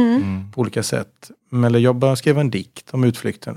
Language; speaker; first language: Swedish; native; Swedish